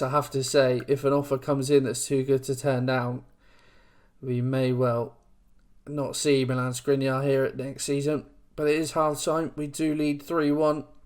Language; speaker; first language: English; native; English